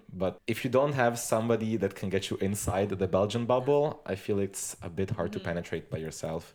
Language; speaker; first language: English; non-native, fluent; Italian